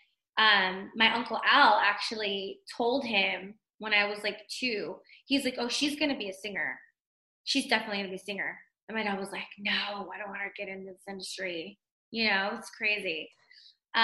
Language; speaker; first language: English; native; English